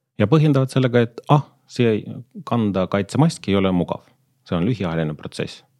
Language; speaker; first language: Estonian; non-native, local second language; Russian